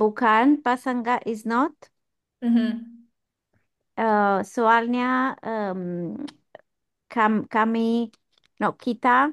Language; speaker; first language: Indonesian; non-native, learner; English